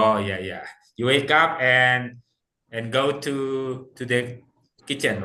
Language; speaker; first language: English; non-native, fluent; Indonesian